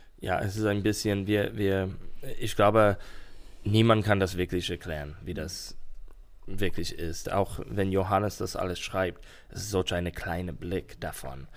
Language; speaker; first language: German; non-native, fluent; English